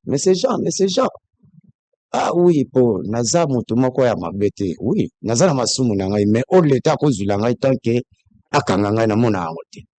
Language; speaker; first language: Lingala; non-native, local second language; Kongo